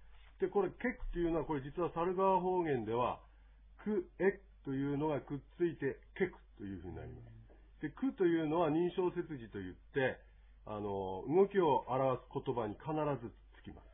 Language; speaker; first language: Japanese; native; Japanese